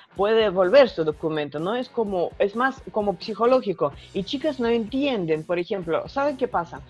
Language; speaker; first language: Spanish; non-native, learner; Russian